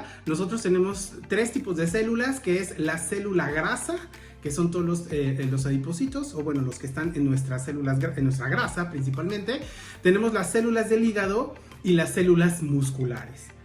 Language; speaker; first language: Spanish; native; Spanish